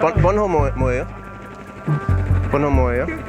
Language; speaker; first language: Korean; non-native, learner; English